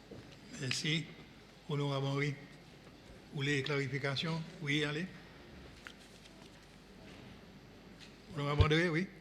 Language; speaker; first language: French; non-native, local second language; Seselwa Creole French